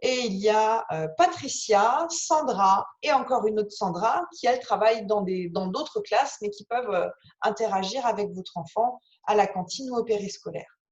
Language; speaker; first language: French; native; French